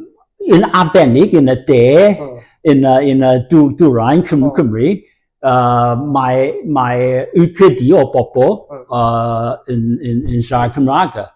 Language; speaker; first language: Welsh; non-native, learner; English